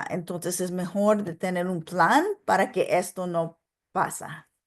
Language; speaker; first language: Spanish; non-native, local second language; English